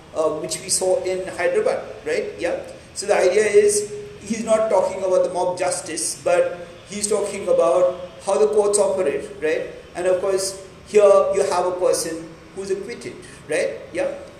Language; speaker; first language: English; non-native, local second language; Marathi